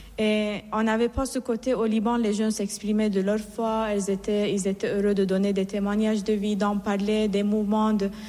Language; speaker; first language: French; non-native, fluent; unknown